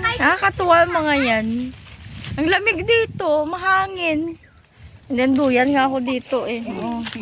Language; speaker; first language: Filipino; non-native, local second language; Hiligaynon